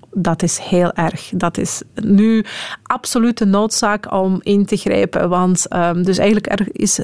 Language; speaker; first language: Dutch; non-native, fluent; Polish